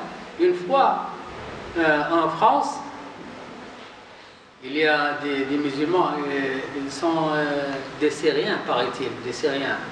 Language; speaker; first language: French; non-native, local second language; Arabic